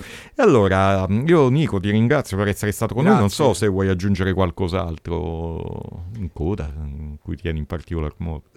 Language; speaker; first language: Italian; native; Italian